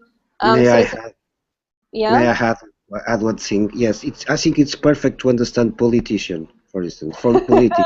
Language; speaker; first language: English; non-native, learner; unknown